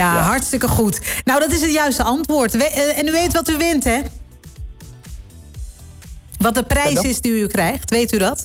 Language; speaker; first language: Dutch; native; Dutch